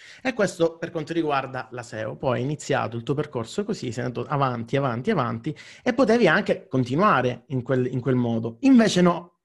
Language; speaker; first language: Italian; native; Italian